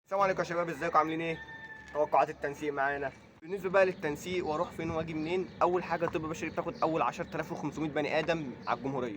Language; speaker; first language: Arabic; native; Arabic